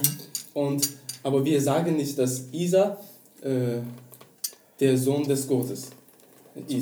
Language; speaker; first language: German; non-native, learner; Persian